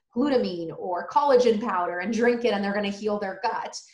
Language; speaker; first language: English; early bilingual, other home language; Polish